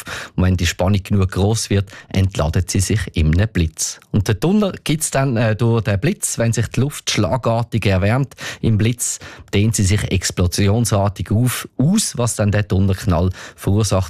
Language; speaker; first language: German; native; German